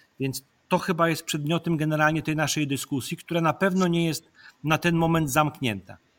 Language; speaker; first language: Polish; native; Polish